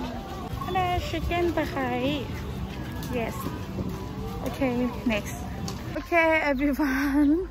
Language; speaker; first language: English; non-native, learner; Thai